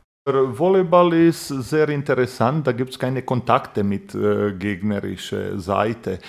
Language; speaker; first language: German; non-native, fluent; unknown